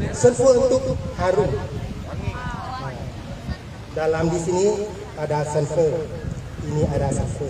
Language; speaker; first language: Indonesian; non-native, learner; Thai